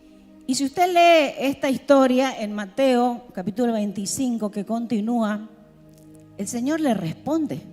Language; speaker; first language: Spanish; native; Spanish